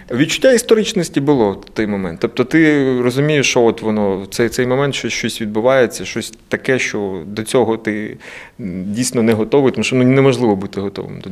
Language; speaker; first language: Ukrainian; native; Ukrainian